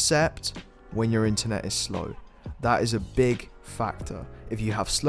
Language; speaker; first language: English; native; English